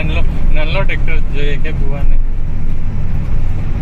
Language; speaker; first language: Gujarati; non-native, local second language; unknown